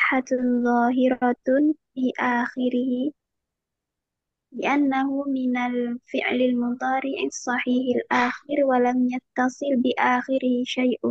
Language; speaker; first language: Arabic; non-native, learner; Indonesian